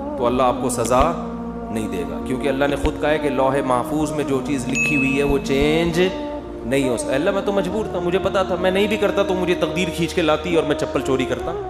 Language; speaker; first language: Urdu; native; Urdu